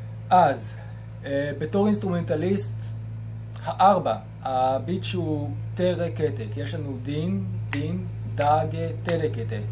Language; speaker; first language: Hebrew; native; Hebrew